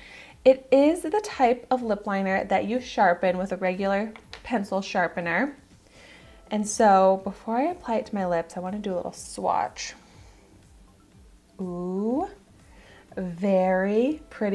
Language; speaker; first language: English; native; English